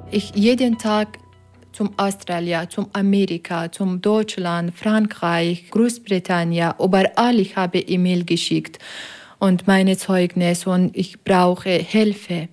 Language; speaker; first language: German; non-native, learner; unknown